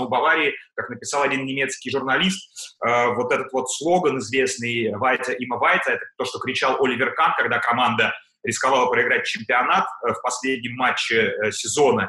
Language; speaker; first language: Russian; native; Russian